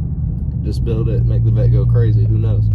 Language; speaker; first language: English; native; English